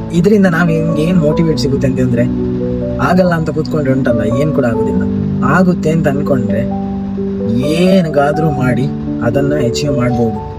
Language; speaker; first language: Kannada; non-native, local second language; Konkani